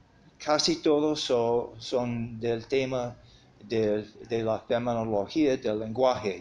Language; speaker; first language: Spanish; non-native, fluent; English